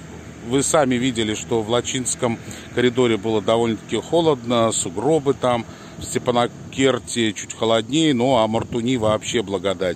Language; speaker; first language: Russian; native; Russian